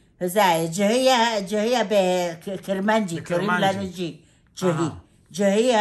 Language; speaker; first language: Hebrew; non-native, fluent; Aramaic